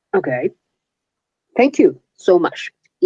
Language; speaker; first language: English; non-native, fluent; Spanish